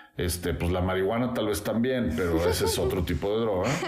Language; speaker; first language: Spanish; native; Spanish